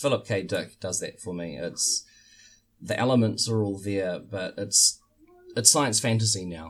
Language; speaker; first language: English; native; English